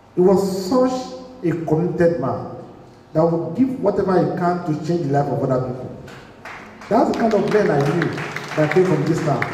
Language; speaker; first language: English; non-native, local second language; Yoruba